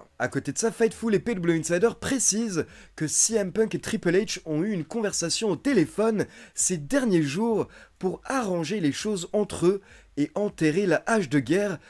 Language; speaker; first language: French; native; French